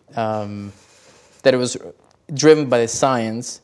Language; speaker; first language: English; early bilingual, other home language; Spanish